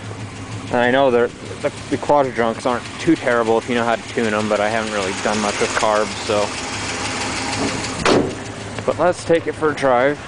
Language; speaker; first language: English; native; English